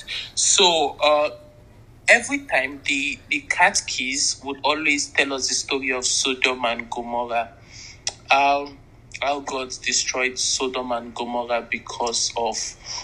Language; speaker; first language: English; non-native, local second language; Igbo